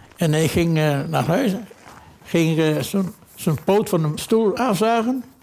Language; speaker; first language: Dutch; early bilingual, other home language; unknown